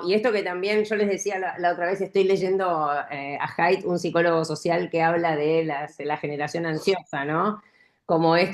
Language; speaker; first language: Spanish; native; Spanish